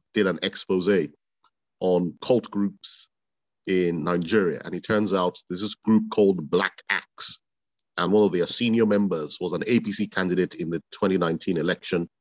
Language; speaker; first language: English; non-native, local second language; Bini